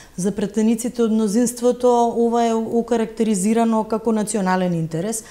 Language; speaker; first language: Macedonian; native; Macedonian